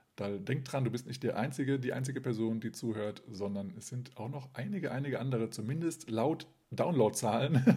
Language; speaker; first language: German; native; German